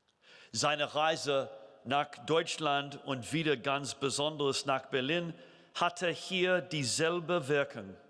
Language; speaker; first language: German; non-native, fluent; English